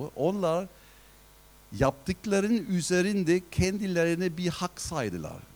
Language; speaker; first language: Turkish; non-native, fluent; German